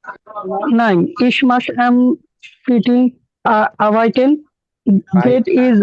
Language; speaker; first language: German; non-native, learner; Bangla